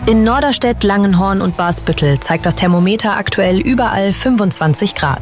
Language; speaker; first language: German; native; German